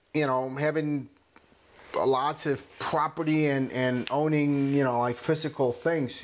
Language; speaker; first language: English; non-native, fluent; Spanish